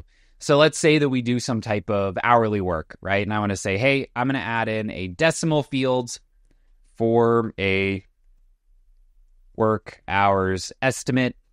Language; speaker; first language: English; native; English